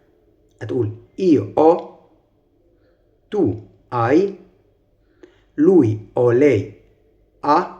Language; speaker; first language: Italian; non-native, fluent; Arabic